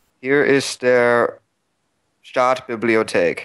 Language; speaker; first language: German; non-native, learner; English